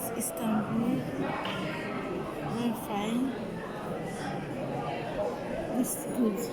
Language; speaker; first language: English; non-native, learner; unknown